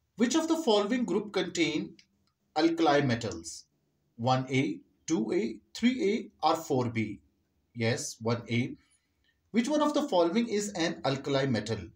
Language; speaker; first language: English; non-native, local second language; Urdu